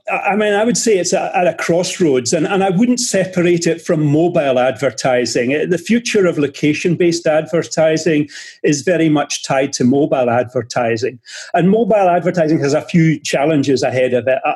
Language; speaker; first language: English; native; English